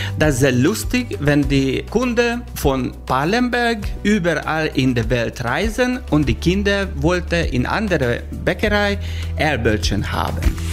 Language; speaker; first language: German; non-native, learner; Hungarian